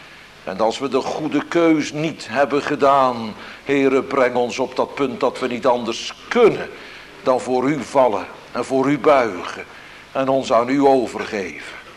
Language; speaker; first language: Dutch; native; Dutch